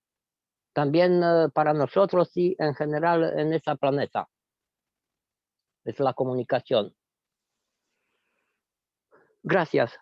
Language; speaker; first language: Spanish; non-native, fluent; Romanian